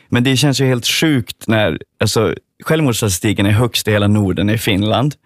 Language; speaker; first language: Swedish; native; Swedish